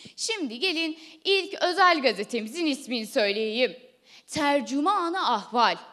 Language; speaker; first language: Turkish; native; Turkish